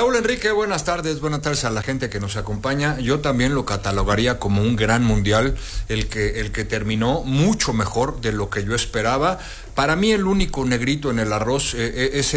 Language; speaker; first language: Spanish; native; Spanish